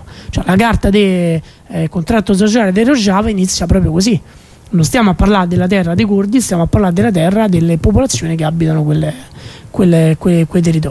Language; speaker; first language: Italian; native; Italian